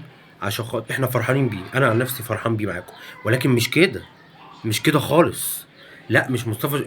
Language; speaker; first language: Arabic; native; Arabic